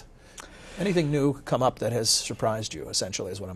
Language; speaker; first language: English; native; English